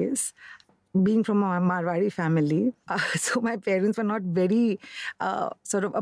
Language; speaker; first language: English; non-native, local second language; Hindi